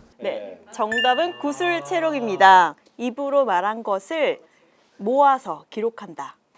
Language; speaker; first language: Korean; native; Korean